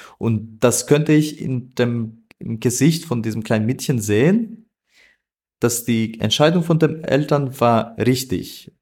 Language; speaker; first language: German; non-native, fluent; Albanian